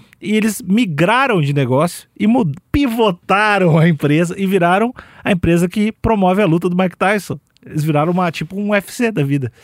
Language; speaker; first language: Portuguese; native; Portuguese